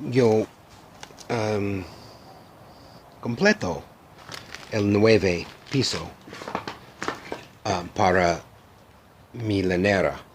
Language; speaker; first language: Spanish; non-native, learner; English